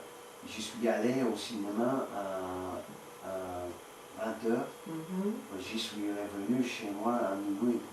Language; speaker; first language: French; non-native, learner; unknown